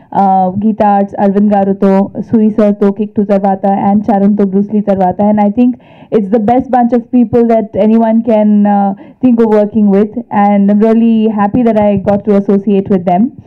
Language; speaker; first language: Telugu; non-native, fluent; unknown